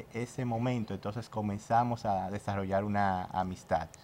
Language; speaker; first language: Spanish; native; Spanish